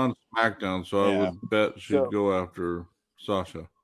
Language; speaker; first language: English; native; English